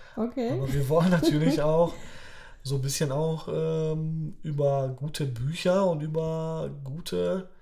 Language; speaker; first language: German; early bilingual, other home language; Polish